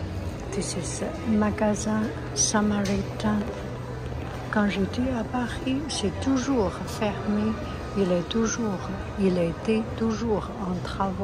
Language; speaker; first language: French; non-native, learner; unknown